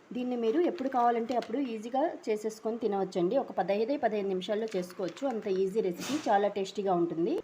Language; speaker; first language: Telugu; non-native, local second language; Urdu